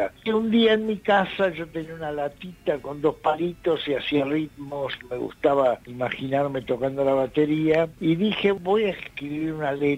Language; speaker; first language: Spanish; native; Spanish